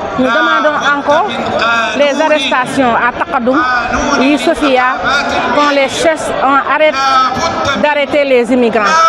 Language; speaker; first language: French; non-native, local second language; Wolof